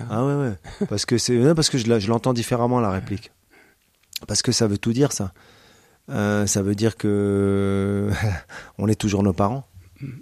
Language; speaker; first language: French; native; French